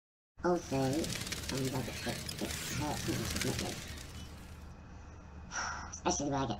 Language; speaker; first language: English; native; English